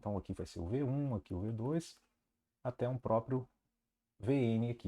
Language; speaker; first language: Portuguese; native; Portuguese